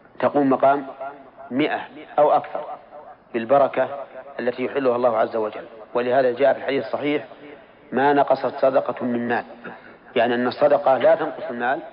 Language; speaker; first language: Arabic; native; Arabic